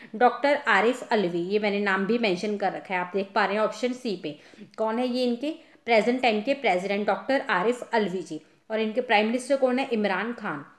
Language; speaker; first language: Hindi; non-native, local second language; Punjabi